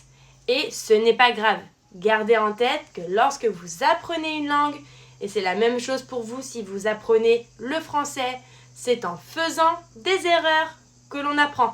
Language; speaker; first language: French; native; French